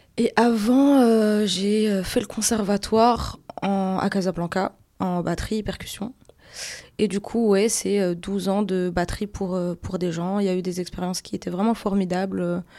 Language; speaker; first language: French; non-native, local second language; Arabic